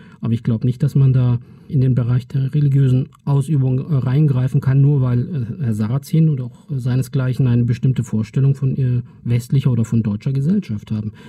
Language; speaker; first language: German; early bilingual, other home language; Turkish